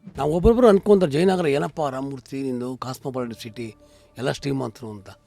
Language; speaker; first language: Kannada; native; Kannada